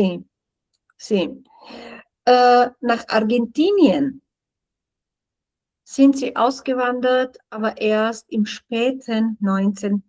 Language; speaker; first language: German; non-native, fluent; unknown